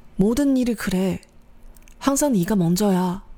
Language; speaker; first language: Korean; non-native, fluent; Chinese